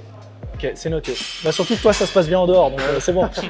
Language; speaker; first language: French; native; French